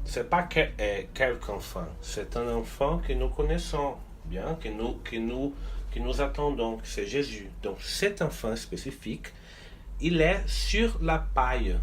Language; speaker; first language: French; non-native, fluent; Portuguese